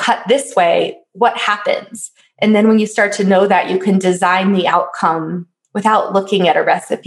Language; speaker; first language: English; native; English